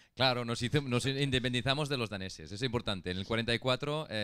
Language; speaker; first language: Spanish; non-native, fluent; Icelandic